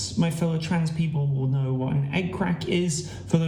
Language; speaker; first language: English; native; English